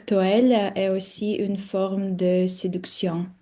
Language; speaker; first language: French; non-native, learner; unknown